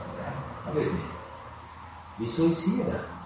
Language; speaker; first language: German; non-native, learner; Sinhala